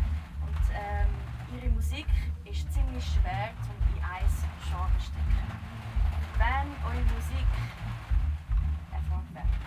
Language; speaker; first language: German; native; German